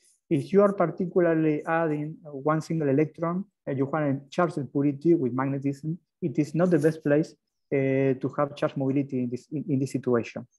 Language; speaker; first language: English; non-native, fluent; Spanish